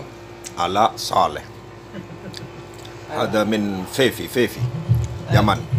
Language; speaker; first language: Arabic; non-native, learner; Indonesian